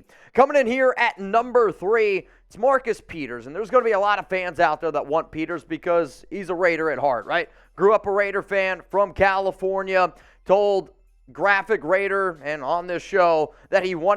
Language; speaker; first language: English; native; English